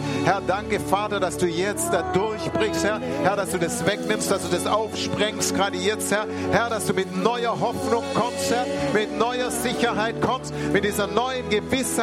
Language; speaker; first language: German; native; German